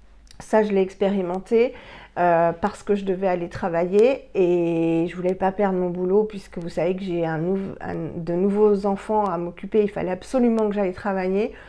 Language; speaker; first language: French; native; French